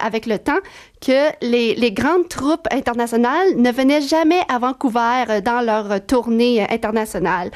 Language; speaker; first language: French; native; French